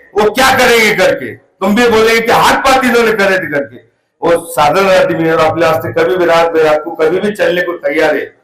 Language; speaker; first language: Hindi; non-native, local second language; Marathi